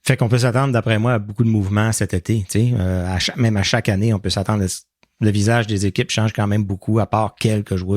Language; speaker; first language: French; native; French